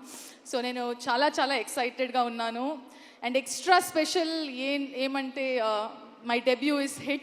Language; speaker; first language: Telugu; non-native, learner; Kannada